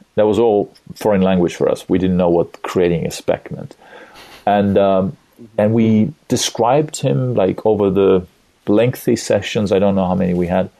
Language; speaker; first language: English; non-native, fluent; Estonian